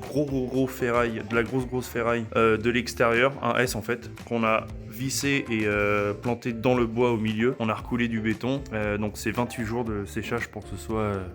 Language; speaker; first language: French; native; French